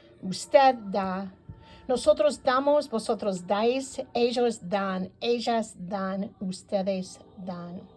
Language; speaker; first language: Spanish; non-native, learner; English